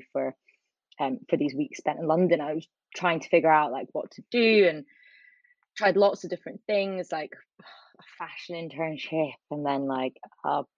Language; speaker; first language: English; native; English